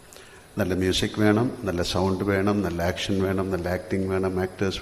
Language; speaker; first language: Tamil; non-native, learner; Malayalam